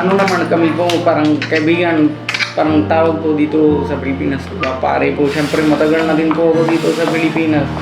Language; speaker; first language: Filipino; non-native, learner; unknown